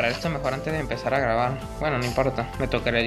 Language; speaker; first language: Spanish; native; Spanish